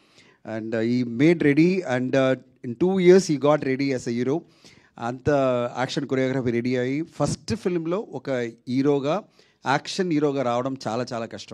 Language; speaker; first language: Telugu; non-native, fluent; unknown